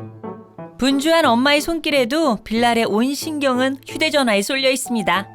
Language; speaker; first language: Korean; native; Korean